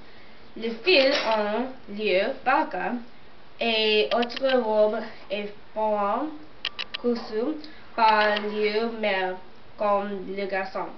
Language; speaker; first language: French; non-native, learner; English